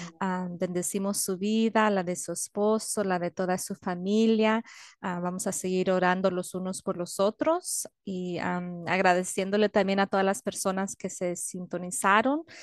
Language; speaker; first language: Spanish; early bilingual, heritage; Spanish